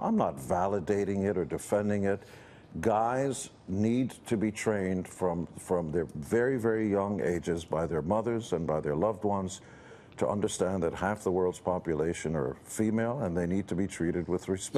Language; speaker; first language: English; early bilingual, other home language; Hungarian